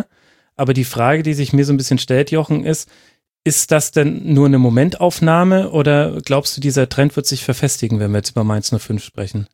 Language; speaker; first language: German; native; German